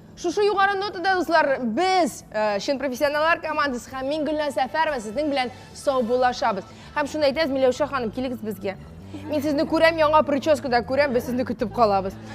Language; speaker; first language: Tatar; native; Tatar